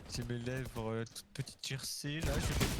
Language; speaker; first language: French; native; French